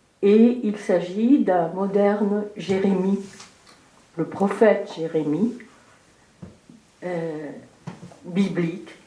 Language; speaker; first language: French; early bilingual, heritage; French